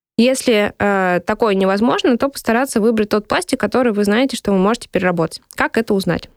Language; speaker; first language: Russian; native; Russian